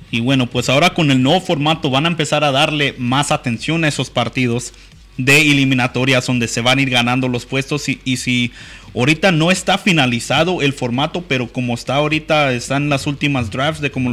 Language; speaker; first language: Spanish; early bilingual, heritage; Spanish